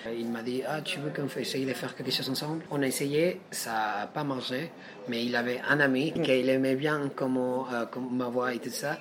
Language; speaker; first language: French; non-native, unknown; Spanish